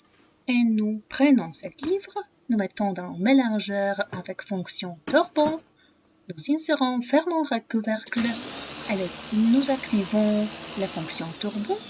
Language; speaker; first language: French; non-native, fluent; Polish